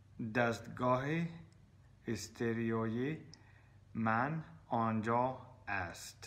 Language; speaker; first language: Persian; non-native, learner; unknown